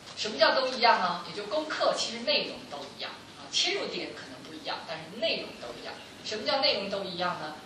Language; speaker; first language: Chinese; non-native, local second language; Cantonese